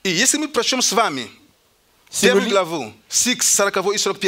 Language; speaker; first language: Russian; native; Russian